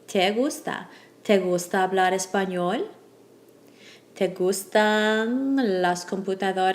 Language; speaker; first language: Spanish; non-native, fluent; English